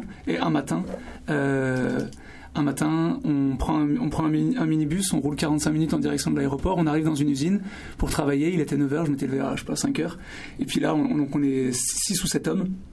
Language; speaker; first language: French; native; French